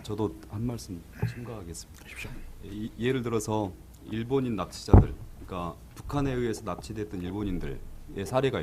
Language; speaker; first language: Korean; native; Korean